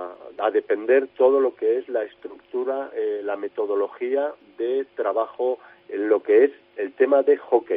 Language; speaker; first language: Spanish; native; Spanish